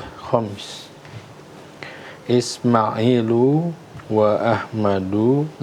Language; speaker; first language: Arabic; non-native, learner; Indonesian